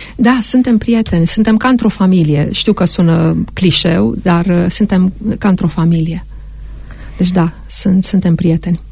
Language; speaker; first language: Romanian; native; Romanian